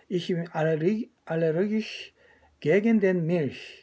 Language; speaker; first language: German; non-native, fluent; Korean